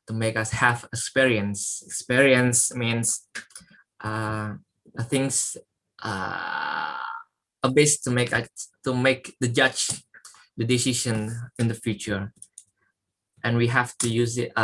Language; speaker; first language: English; non-native, learner; Indonesian